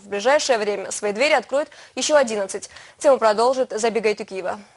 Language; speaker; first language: Russian; native; Russian